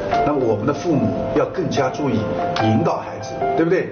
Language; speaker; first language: Chinese; native; Chinese